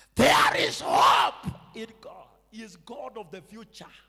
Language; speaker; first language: English; non-native, local second language; Swahili